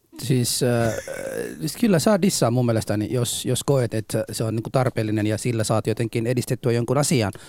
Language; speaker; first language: Finnish; non-native, fluent; Somali